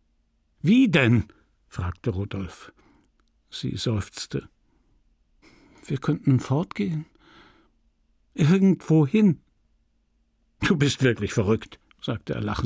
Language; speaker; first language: German; native; German